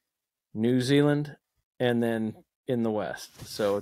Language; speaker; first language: English; native; English